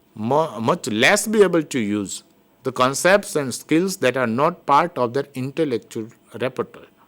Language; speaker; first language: English; non-native, local second language; Gujarati